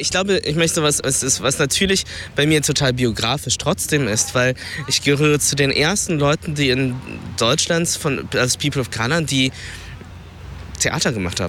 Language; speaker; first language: German; early bilingual, other home language; Vietnamese